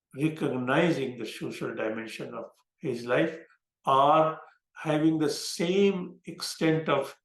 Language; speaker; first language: English; non-native, local second language; Hindi